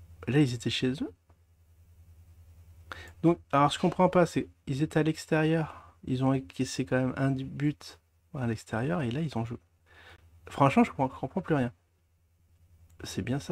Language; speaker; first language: French; native; French